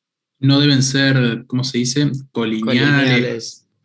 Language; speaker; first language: Spanish; native; Spanish